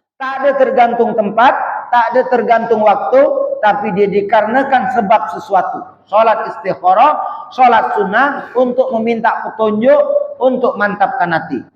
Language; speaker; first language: Malay; native; Malay